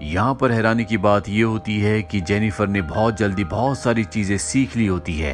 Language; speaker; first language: Hindi; native; Hindi